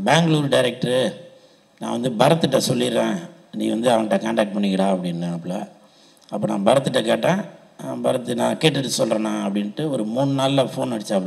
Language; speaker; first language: Tamil; native; Tamil